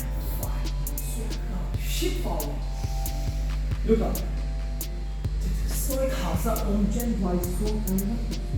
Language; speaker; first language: Vietnamese; non-native, learner; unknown